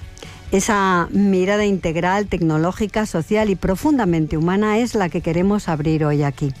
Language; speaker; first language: Spanish; native; Spanish